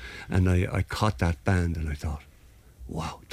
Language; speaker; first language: English; native; English